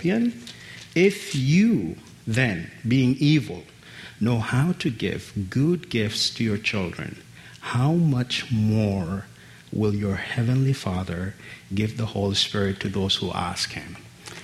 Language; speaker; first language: English; non-native, fluent; Arabic